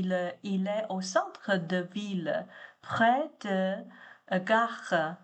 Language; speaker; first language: French; non-native, learner; Chinese